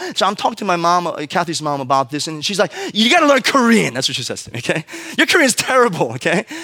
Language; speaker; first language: English; early bilingual, other home language; Korean